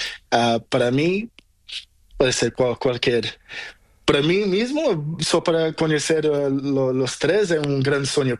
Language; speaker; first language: Spanish; non-native, learner; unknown